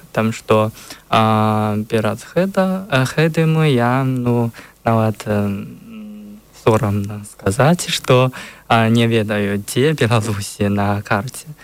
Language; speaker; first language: Belarusian; non-native, learner; Chinese